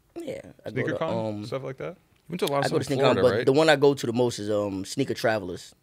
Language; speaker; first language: English; native; English